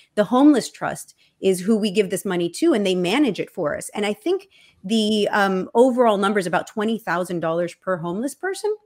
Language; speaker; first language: English; early bilingual, other home language; Spanish